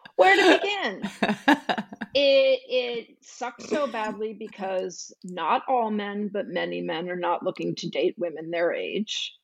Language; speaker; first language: English; native; English